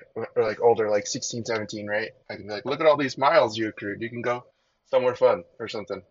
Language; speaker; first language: English; early bilingual, other home language; Chinese